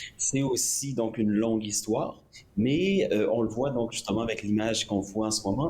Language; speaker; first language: French; native; French